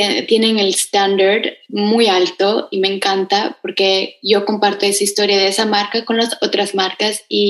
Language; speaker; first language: Spanish; early bilingual, heritage; Spanish